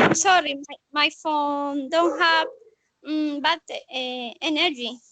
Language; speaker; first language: English; non-native, learner; Spanish